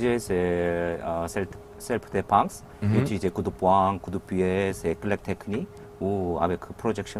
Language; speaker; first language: French; non-native, learner; Korean